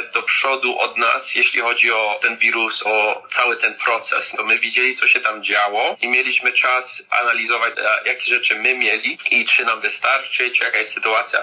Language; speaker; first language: Polish; early bilingual, heritage; Polish